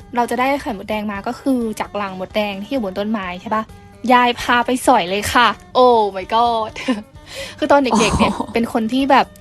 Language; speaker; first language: Thai; native; Thai